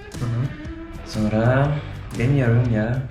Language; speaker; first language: Turkish; non-native, learner; French